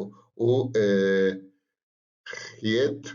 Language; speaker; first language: Hebrew; non-native, fluent; Spanish